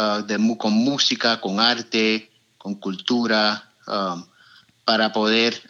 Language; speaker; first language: Spanish; early bilingual, heritage; Spanish